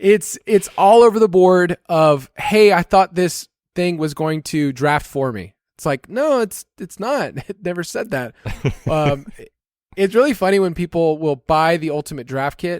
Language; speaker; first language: English; native; English